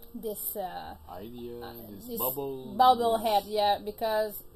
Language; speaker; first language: English; native; English